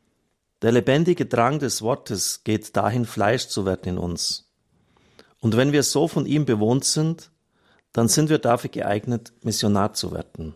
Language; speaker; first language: German; native; German